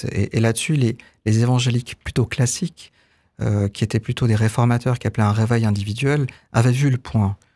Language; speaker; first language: French; native; French